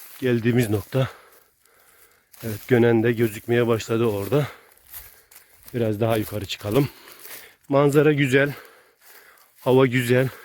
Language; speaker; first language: Turkish; native; Turkish